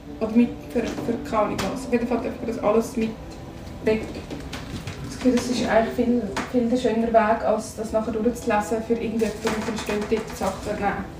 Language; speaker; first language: German; native; German